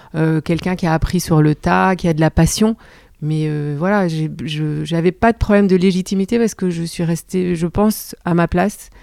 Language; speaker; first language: French; native; French